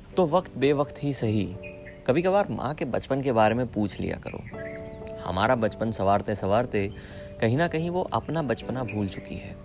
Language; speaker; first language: Hindi; non-native, local second language; Gujarati